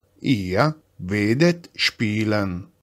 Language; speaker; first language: German; non-native, fluent; Italian